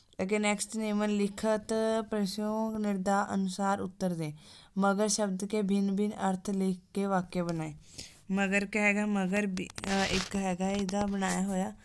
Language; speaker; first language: Hindi; non-native, local second language; Punjabi